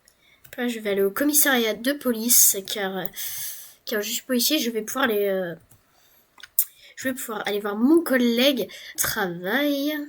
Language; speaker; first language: French; native; French